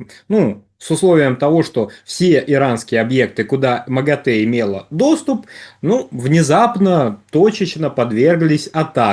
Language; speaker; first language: Russian; native; Russian